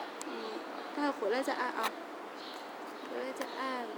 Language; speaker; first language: Chinese; native; Chinese